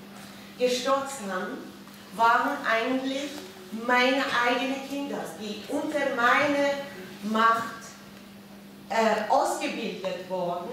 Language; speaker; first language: German; non-native, fluent; Persian